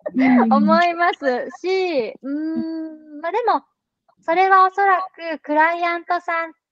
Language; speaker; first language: Japanese; native; Japanese